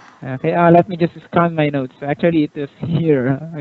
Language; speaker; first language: English; non-native, local second language; Filipino